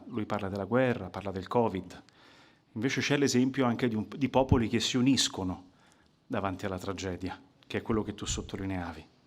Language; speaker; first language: Italian; native; Italian